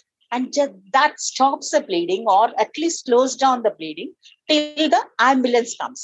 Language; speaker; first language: English; non-native, local second language; Telugu